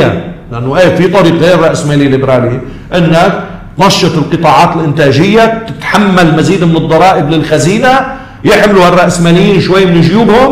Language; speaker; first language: Arabic; native; Arabic